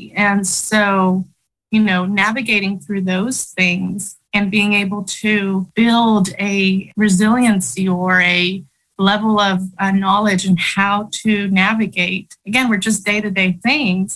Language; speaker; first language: English; early bilingual, other home language; Spanish